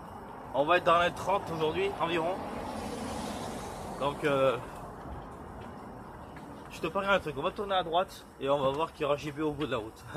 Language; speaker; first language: French; native; French